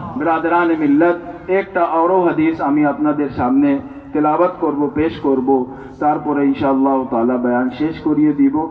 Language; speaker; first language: Bangla; non-native, learner; Urdu